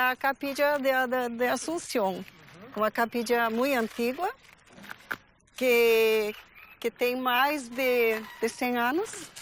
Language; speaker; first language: Portuguese; early bilingual, other home language; Galician